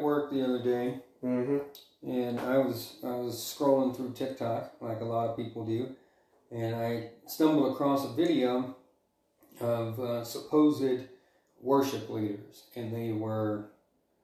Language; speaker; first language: English; native; English